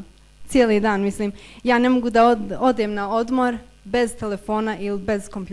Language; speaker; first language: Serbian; early bilingual, heritage; Bosnian